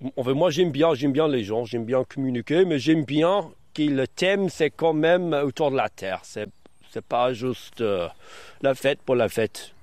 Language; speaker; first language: French; non-native, fluent; English